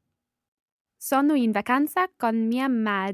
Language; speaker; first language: Italian; non-native, learner; English